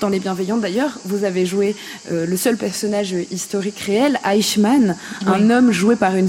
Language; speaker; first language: French; native; French